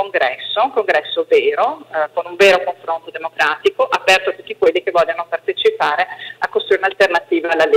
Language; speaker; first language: Italian; native; Italian